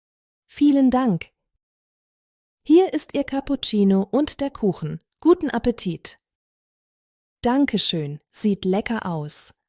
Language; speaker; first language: German; non-native, fluent; Bosnian